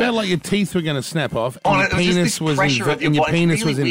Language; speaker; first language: English; native; English